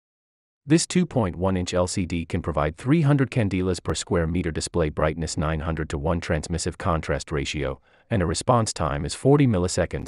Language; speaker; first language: English; non-native, fluent; Chinese